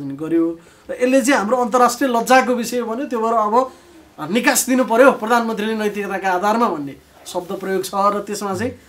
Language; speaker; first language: Nepali; native; Nepali